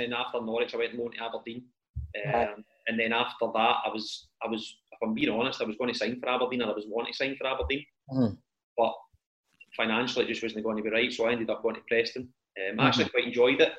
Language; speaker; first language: English; native; English